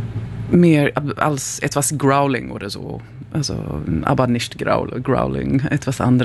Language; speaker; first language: German; non-native, learner; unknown